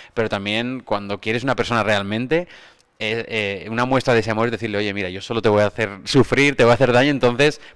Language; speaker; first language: Spanish; native; Spanish